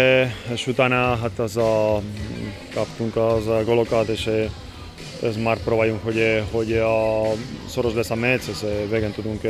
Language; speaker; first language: Hungarian; non-native, learner; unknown